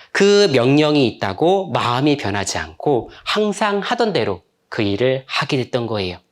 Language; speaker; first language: Korean; native; Korean